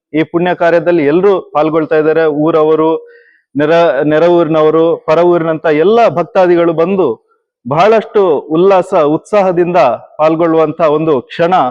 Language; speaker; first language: Kannada; native; Kannada